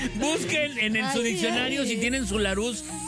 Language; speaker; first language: Spanish; native; Spanish